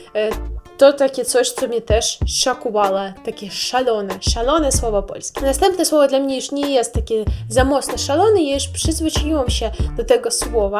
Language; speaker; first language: Polish; non-native, learner; Russian